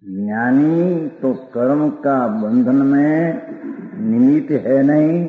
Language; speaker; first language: Hindi; non-native, local second language; Gujarati